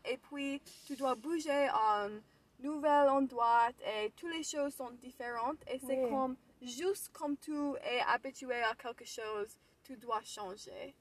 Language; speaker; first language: French; non-native, learner; English